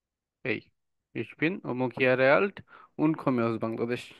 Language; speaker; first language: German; non-native, fluent; Bangla